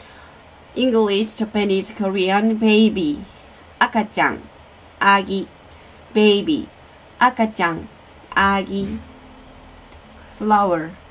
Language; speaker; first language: English; non-native, learner; Korean